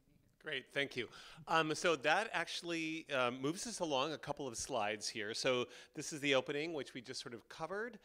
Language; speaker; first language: English; native; English